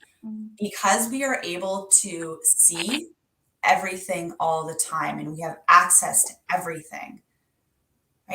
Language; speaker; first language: English; native; English